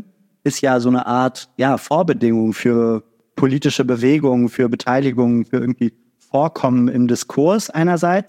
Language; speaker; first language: German; native; German